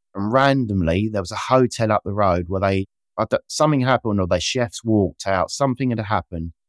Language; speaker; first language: English; native; English